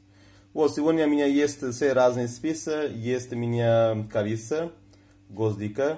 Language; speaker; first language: Russian; non-native, fluent; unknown